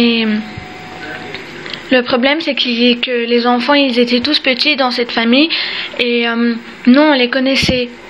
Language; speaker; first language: French; early bilingual, other home language; Armenian